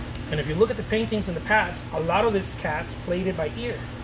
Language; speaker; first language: English; non-native, fluent; Spanish